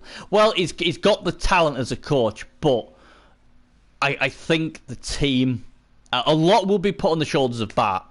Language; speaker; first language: English; native; English